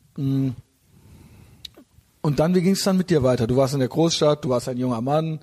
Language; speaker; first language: German; native; German